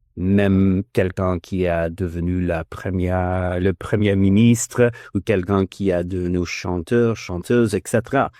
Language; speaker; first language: French; non-native, learner; English